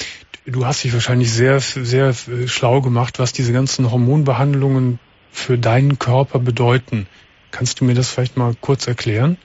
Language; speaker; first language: German; native; German